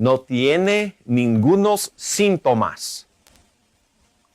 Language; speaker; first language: Spanish; non-native, fluent; English